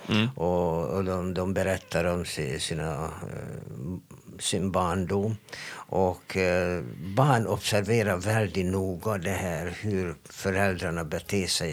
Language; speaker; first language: Swedish; non-native, fluent; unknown